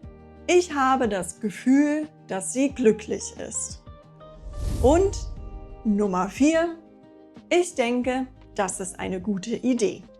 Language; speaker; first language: German; non-native, fluent; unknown